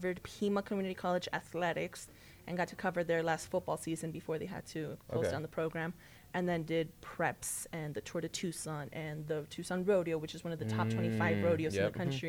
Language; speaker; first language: English; early bilingual, other home language; Spanish